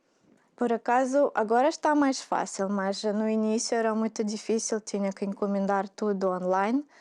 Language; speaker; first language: Portuguese; non-native, fluent; Russian